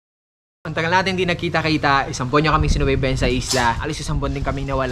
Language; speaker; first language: Filipino; native; Filipino